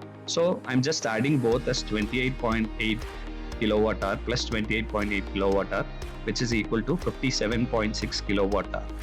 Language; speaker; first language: English; non-native, local second language; Tamil